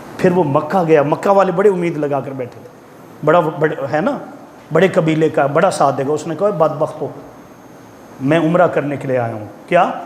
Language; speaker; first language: Urdu; non-native, local second language; Punjabi